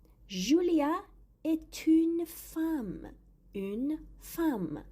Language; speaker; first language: French; non-native, fluent; Persian